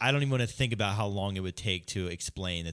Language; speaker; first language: English; native; English